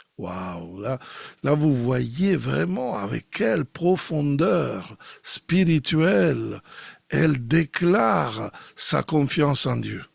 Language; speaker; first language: French; non-native, fluent; Italian